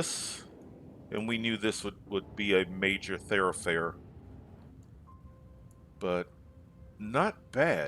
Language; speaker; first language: English; native; English